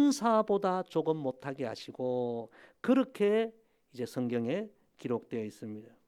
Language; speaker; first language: Korean; native; Korean